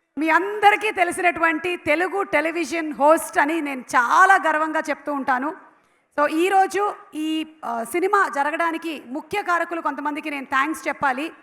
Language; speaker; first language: Telugu; non-native, local second language; Malayalam